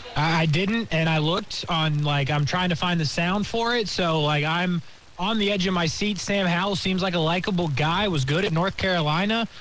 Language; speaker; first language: English; native; English